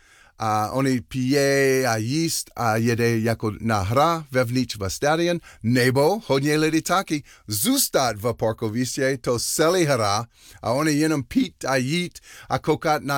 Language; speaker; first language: Czech; non-native, learner; English